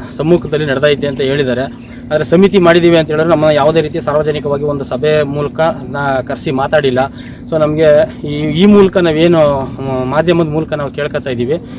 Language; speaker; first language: Kannada; native; Kannada